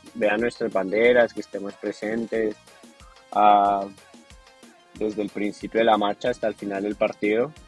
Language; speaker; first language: Spanish; native; Spanish